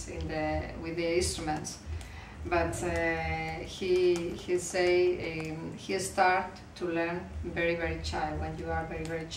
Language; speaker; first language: English; non-native, learner; Spanish